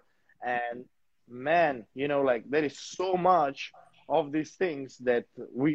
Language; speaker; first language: English; non-native, fluent; Slovenian